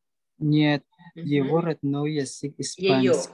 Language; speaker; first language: Russian; non-native, learner; Indonesian